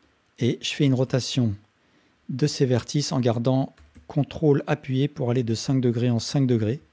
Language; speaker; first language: French; native; French